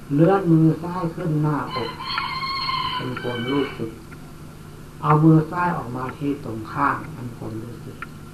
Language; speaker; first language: Thai; native; Thai